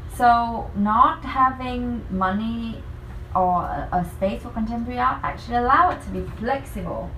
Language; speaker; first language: English; non-native, fluent; Vietnamese